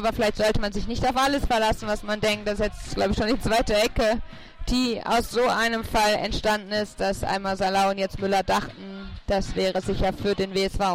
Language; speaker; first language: German; native; German